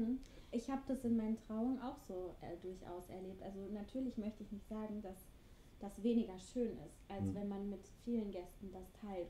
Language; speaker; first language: German; native; German